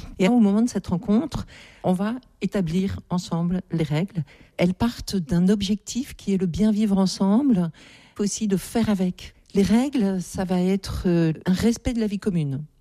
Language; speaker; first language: French; native; French